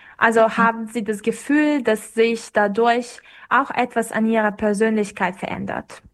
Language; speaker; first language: German; non-native, fluent; Serbian